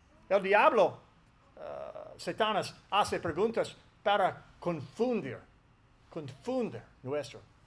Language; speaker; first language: Spanish; non-native, learner; English